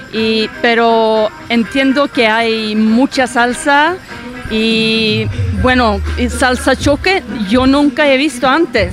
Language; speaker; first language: Spanish; non-native, fluent; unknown